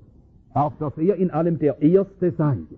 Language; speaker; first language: German; native; German